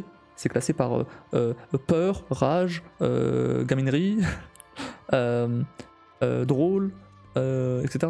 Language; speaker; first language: French; native; French